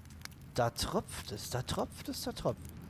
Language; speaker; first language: German; native; German